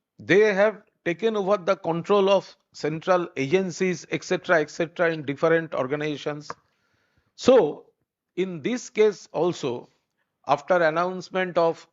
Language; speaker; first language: English; non-native, local second language; Bangla